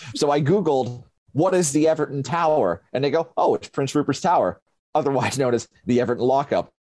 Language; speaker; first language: English; native; English